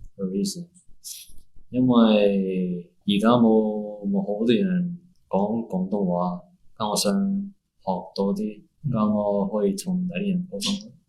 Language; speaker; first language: Cantonese; early bilingual, heritage; Cantonese